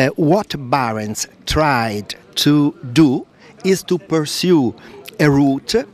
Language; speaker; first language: English; non-native, fluent; Italian